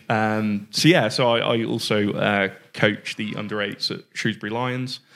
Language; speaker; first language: English; native; English